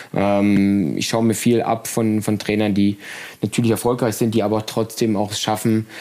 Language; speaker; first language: German; native; German